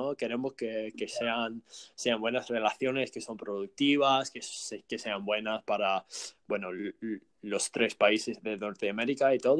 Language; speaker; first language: Spanish; non-native, fluent; English